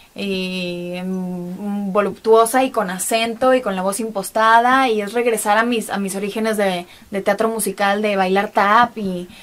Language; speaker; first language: Spanish; native; Spanish